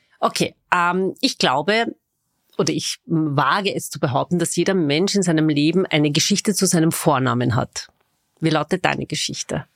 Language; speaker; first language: German; native; German